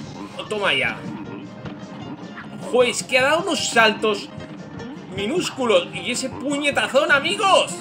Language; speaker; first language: Spanish; native; Spanish